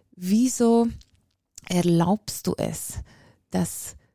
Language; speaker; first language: German; native; German